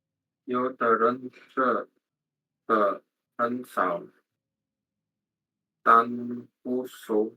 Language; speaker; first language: Chinese; non-native, learner; Indonesian